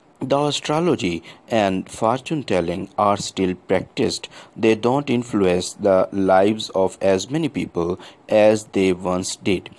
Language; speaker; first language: English; non-native, local second language; Urdu